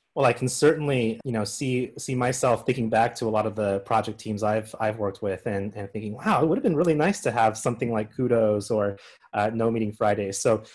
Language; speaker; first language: English; native; English